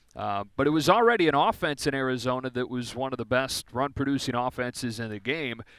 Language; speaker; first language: English; native; English